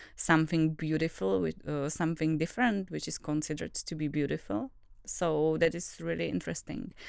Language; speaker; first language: English; non-native, fluent; Czech